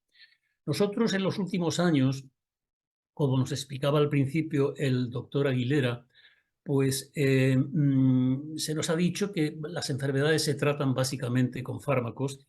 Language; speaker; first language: Spanish; native; Spanish